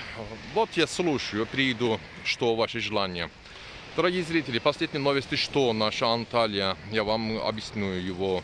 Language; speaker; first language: Russian; non-native, learner; Turkish